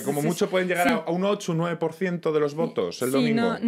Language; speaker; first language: Spanish; native; Spanish